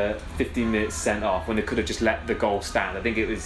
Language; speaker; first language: English; native; English